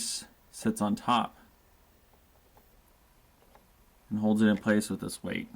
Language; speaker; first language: English; native; English